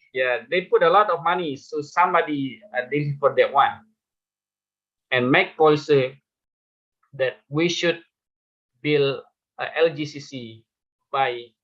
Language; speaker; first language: English; non-native, fluent; Indonesian